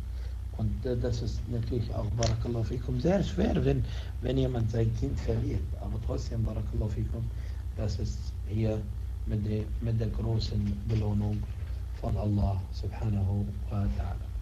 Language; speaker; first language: German; non-native, fluent; Arabic